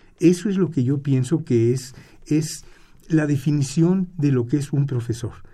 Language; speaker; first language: Spanish; native; Spanish